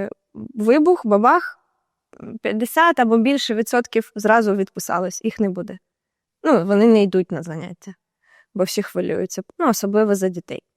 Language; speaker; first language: Ukrainian; native; Ukrainian